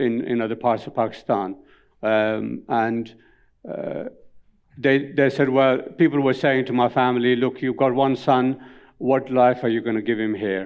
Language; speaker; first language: English; non-native, local second language; Punjabi